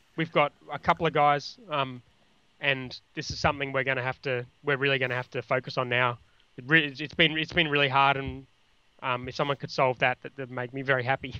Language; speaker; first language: English; native; English